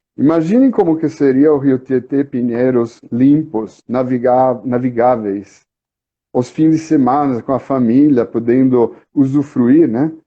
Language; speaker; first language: Portuguese; non-native, fluent; Italian